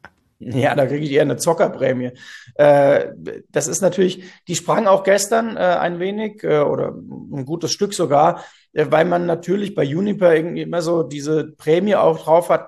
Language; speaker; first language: German; native; German